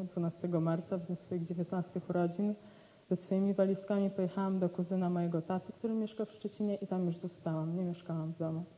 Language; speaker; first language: Polish; native; Polish